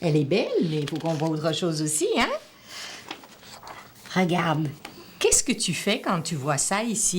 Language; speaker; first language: French; native; French